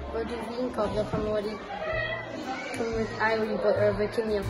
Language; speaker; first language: Welsh; non-native, local second language; English